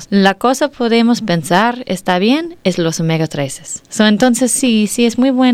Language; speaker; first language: Spanish; non-native, learner; English